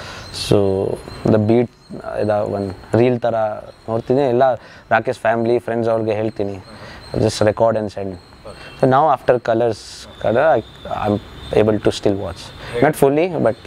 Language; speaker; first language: Kannada; non-native, learner; Nepali